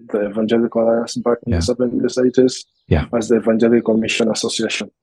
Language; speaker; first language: English; non-native, local second language; Nyanja